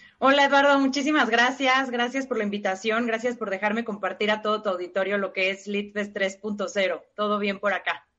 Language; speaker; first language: Spanish; native; Spanish